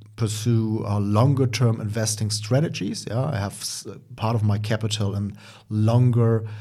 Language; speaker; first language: English; non-native, fluent; German